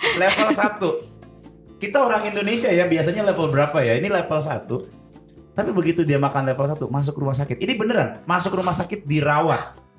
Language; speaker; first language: Indonesian; native; Indonesian